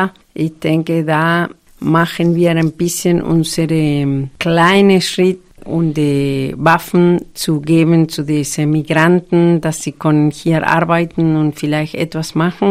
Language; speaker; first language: German; non-native, fluent; Spanish